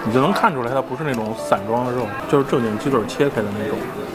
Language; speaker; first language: Chinese; native; Chinese